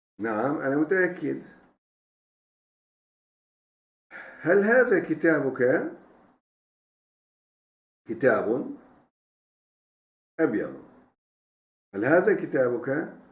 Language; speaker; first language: Arabic; non-native, fluent; Turkish